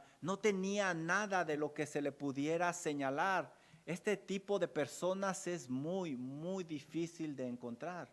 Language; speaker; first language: Spanish; native; Spanish